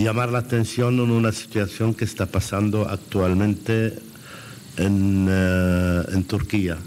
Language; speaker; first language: Spanish; non-native, fluent; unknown